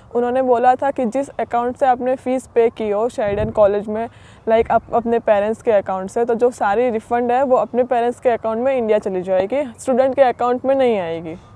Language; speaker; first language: Hindi; non-native, local second language; Gujarati